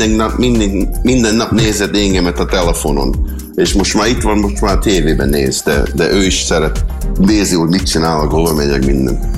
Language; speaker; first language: Hungarian; early bilingual, heritage; Hungarian